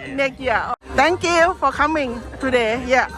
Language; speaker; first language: English; non-native, learner; Thai